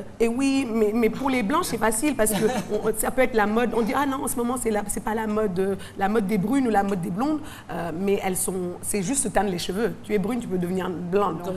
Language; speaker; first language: French; non-native, local second language; Wolof